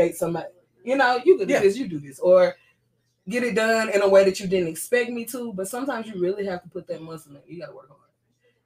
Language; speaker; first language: English; native; English